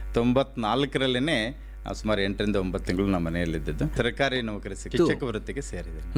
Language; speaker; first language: Kannada; native; Kannada